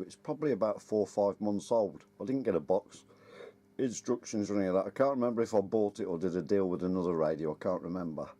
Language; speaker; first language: English; native; English